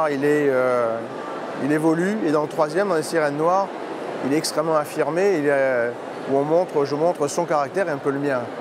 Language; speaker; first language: French; native; French